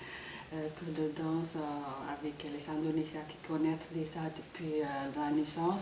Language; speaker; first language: French; non-native, fluent; Indonesian